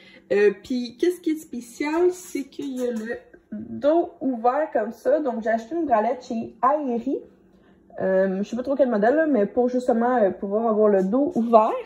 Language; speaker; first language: French; native; French